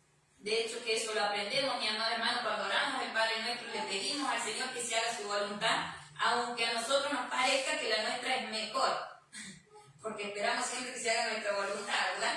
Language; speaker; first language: Spanish; native; Spanish